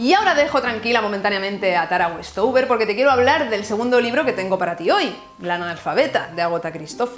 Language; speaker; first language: Spanish; native; Spanish